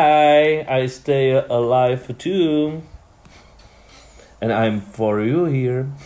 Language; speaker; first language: English; non-native, learner; Czech